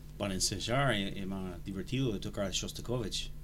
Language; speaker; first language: Spanish; non-native, learner; English